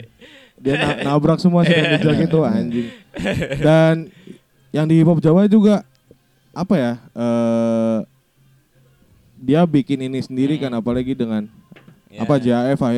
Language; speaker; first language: Indonesian; native; Indonesian